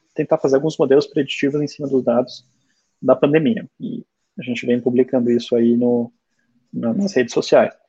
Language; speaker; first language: Portuguese; early bilingual, other home language; German